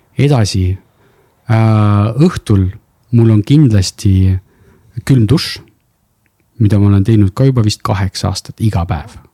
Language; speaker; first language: Estonian; non-native, local second language; Russian